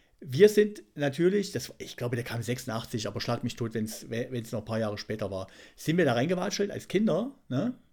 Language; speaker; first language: German; native; German